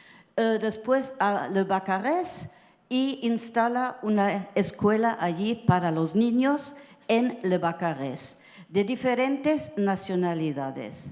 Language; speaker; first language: Spanish; early bilingual, heritage; Spanish